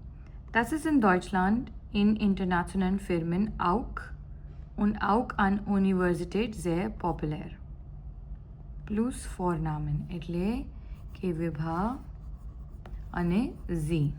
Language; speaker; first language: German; non-native, learner; Gujarati